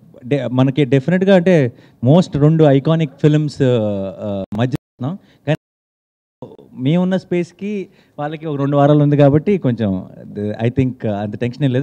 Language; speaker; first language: Telugu; native; Telugu